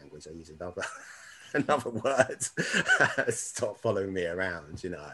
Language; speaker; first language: English; native; English